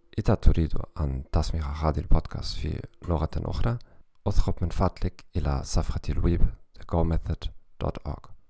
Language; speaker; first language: Arabic; non-native, learner; German